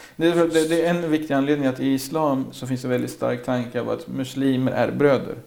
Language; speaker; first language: Swedish; native; Swedish